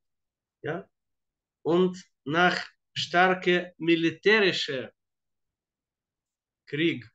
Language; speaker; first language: German; non-native, fluent; Hebrew